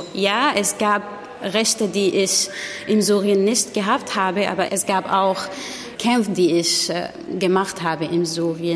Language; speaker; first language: German; non-native, learner; Arabic